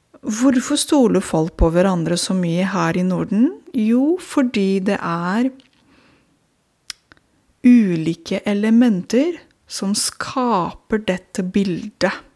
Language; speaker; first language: Norwegian; non-native, fluent; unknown